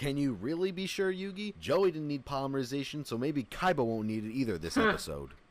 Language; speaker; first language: English; native; English